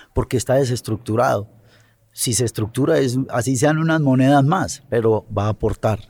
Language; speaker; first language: Spanish; native; Spanish